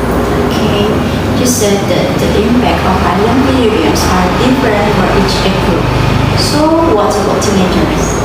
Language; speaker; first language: English; non-native, learner; Indonesian